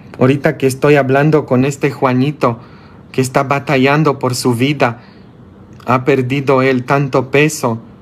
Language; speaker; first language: Spanish; non-native, fluent; Polish